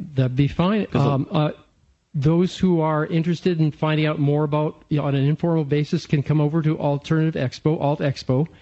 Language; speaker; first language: English; native; English